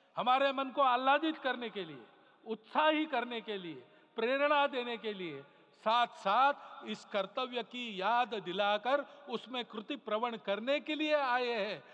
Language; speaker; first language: Hindi; non-native, local second language; Marathi